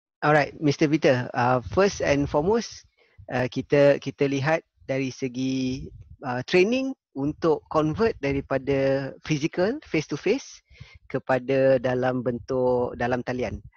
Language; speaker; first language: Malay; native; Malay